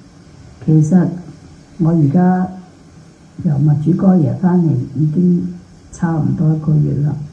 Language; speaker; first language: Cantonese; native; Cantonese